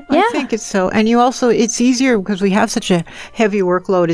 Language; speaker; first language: English; native; English